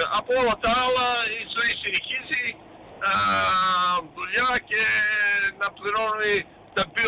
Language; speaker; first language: Greek; early bilingual, heritage; Greek